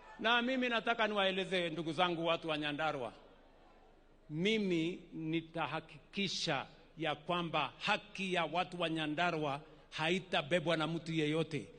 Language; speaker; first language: Swahili; non-native, local second language; Kalenjin